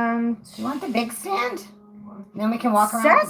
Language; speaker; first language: English; native; English